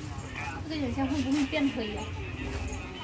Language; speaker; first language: Chinese; non-native, learner; Lao